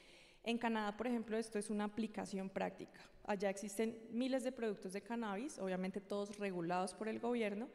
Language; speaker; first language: Spanish; native; Spanish